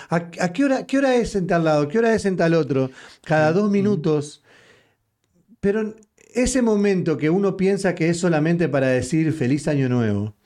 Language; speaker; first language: Spanish; native; Spanish